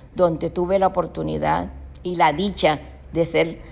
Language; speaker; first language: Spanish; native; Spanish